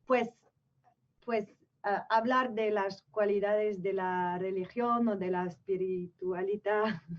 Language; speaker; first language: Spanish; non-native, fluent; French